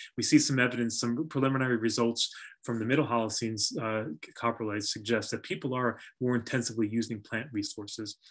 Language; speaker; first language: English; native; English